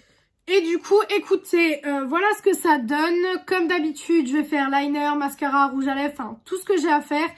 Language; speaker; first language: French; native; French